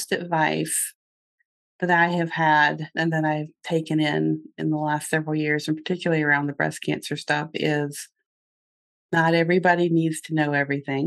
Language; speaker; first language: English; native; English